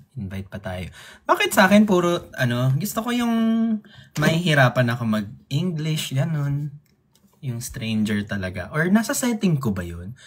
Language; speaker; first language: Filipino; native; Filipino